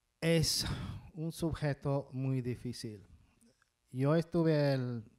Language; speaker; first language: Spanish; non-native, fluent; English